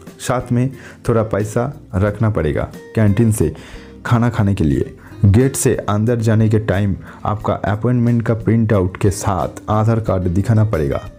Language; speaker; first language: Hindi; non-native, local second language; Bangla